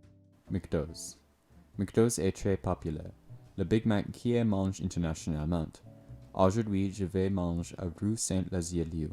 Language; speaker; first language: French; non-native, learner; English